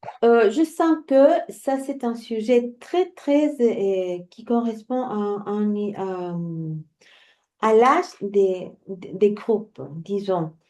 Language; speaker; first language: French; non-native, fluent; Spanish